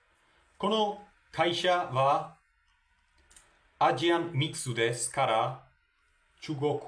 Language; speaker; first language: Japanese; non-native, learner; Spanish